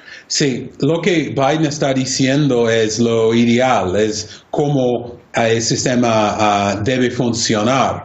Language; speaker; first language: Spanish; non-native, fluent; English